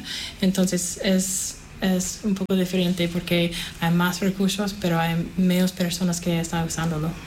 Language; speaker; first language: Spanish; non-native, fluent; English